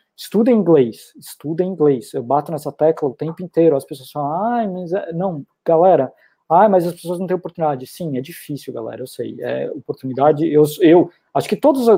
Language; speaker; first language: Portuguese; native; Portuguese